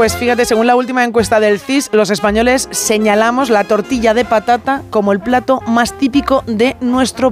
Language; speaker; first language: Spanish; native; Spanish